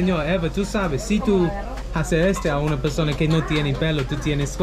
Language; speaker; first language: Spanish; non-native, learner; English